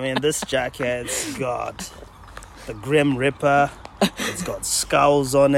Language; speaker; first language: English; non-native, local second language; Shona